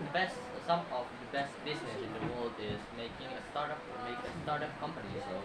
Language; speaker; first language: English; non-native, learner; Indonesian